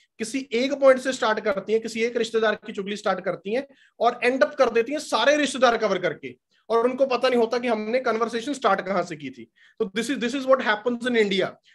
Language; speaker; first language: Hindi; non-native, local second language; Punjabi